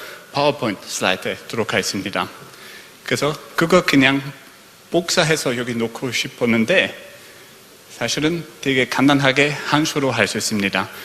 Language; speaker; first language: Korean; non-native, fluent; German